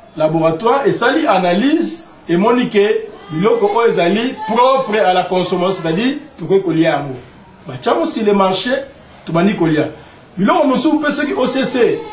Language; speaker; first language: Lingala; non-native, local second language; Kongo